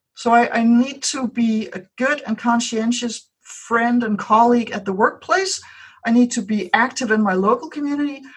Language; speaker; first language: English; non-native, fluent; Danish